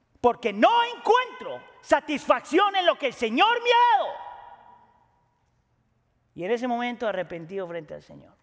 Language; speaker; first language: Spanish; native; Spanish